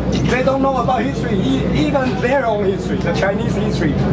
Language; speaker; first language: English; non-native, fluent; Chinese